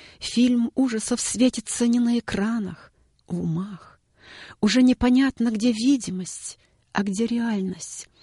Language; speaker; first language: Russian; native; Russian